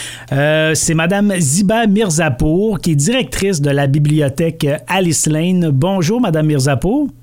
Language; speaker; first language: French; native; French